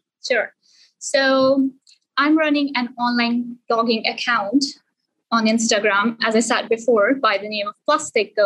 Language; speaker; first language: English; non-native, local second language; Punjabi